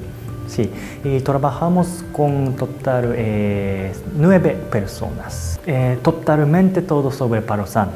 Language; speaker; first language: Spanish; non-native, learner; Japanese